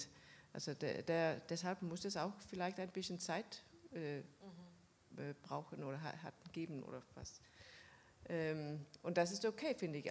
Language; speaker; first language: German; non-native, fluent; Danish